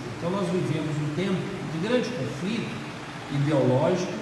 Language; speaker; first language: Portuguese; native; Portuguese